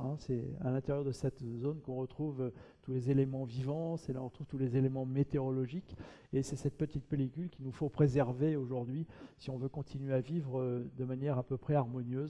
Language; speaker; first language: French; native; French